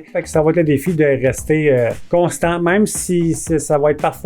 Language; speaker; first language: French; native; French